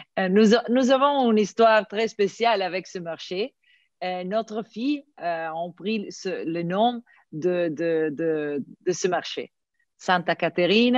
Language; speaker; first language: French; non-native, fluent; Italian